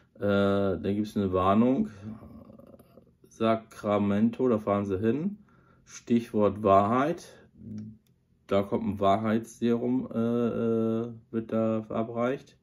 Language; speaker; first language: German; native; German